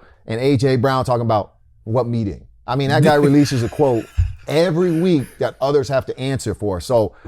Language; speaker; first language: English; native; English